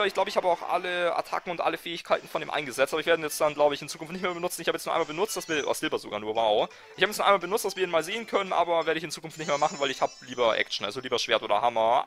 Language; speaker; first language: German; native; German